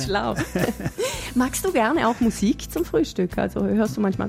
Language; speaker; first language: German; native; German